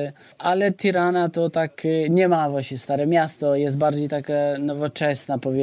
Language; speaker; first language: Polish; non-native, fluent; Albanian